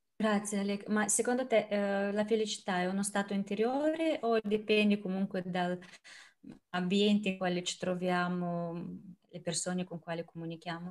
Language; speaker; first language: Italian; non-native, fluent; Russian